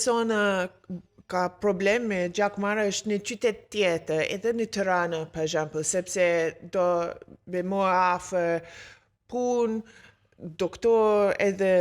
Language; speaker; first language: Albanian; non-native, learner; English